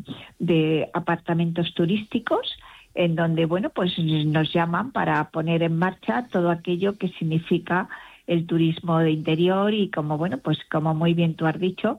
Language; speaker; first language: Spanish; native; Spanish